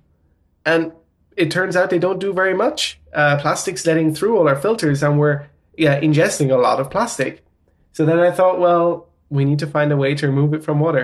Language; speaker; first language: English; native; English